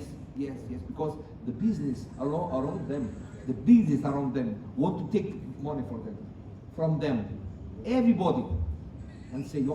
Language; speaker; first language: English; non-native, learner; Portuguese